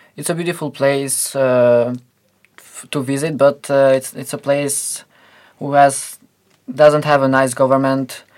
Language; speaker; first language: English; non-native, fluent; Albanian